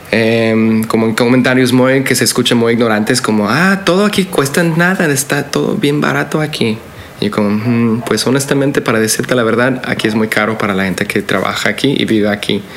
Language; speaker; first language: Spanish; non-native, fluent; English